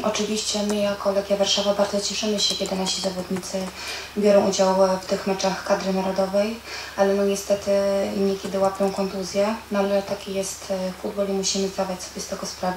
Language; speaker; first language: Polish; native; Polish